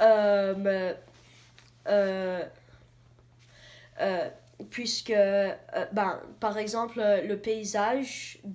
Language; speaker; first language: French; non-native, learner; English